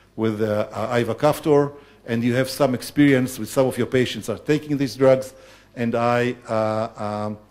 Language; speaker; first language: English; non-native, fluent; Hebrew